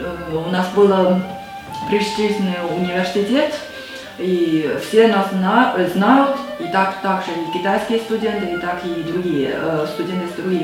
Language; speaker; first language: Russian; non-native, fluent; Chinese